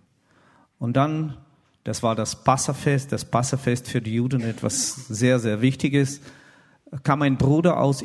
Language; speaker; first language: German; non-native, fluent; Russian